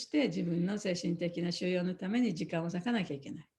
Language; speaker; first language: Japanese; native; Japanese